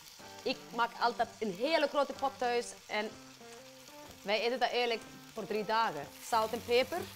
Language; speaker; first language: Dutch; non-native, fluent; Icelandic